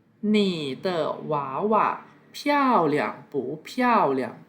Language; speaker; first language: Chinese; non-native, fluent; Thai